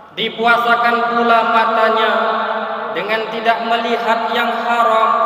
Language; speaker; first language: Indonesian; native; Indonesian